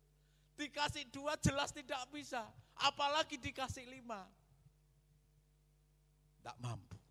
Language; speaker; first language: Indonesian; native; Indonesian